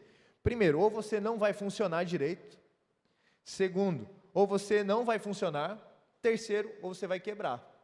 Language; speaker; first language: Portuguese; native; Portuguese